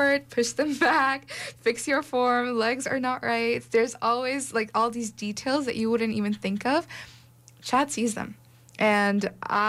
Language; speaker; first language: English; non-native, local second language; Urdu